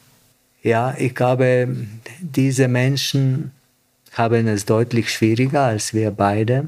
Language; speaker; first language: German; non-native, fluent; Bulgarian